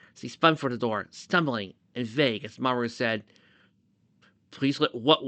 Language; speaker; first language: English; native; English